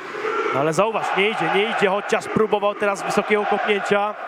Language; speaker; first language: Polish; native; Polish